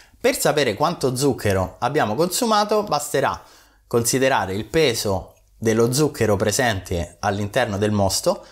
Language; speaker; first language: Italian; native; Italian